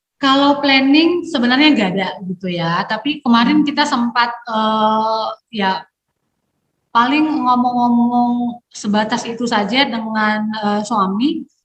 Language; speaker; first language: Indonesian; native; Indonesian